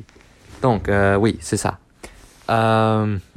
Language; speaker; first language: French; non-native, learner; Spanish